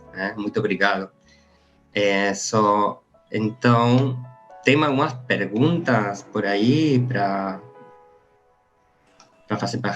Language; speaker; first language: Portuguese; non-native, learner; Spanish